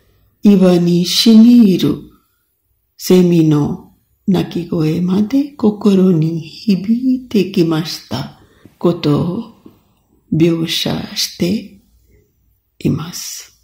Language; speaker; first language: Japanese; non-native, fluent; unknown